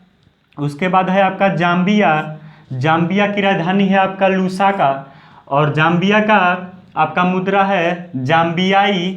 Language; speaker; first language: Hindi; native; Hindi